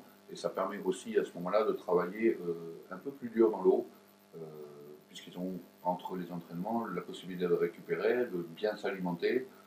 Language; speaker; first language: French; native; French